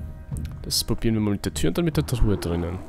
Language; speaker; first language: German; native; German